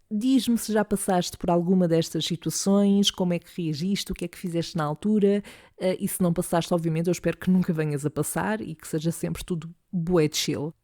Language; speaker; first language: Portuguese; native; Portuguese